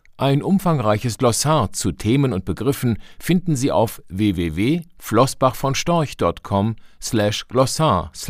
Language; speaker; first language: German; native; German